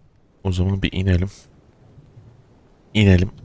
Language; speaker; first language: Turkish; native; Turkish